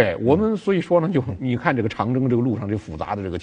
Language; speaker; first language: Chinese; native; Chinese